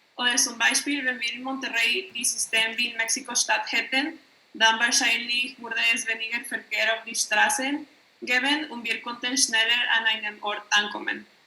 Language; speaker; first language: German; non-native, learner; Spanish